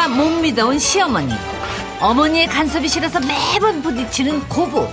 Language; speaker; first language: Korean; native; Korean